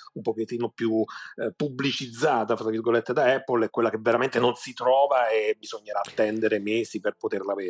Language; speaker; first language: Italian; native; Italian